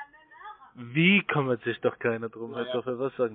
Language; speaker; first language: German; non-native, fluent; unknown